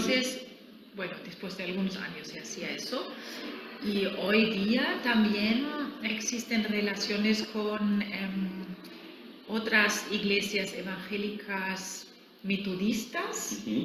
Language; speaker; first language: Spanish; non-native, fluent; German